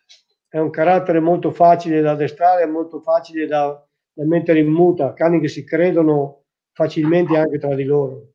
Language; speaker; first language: Italian; native; Italian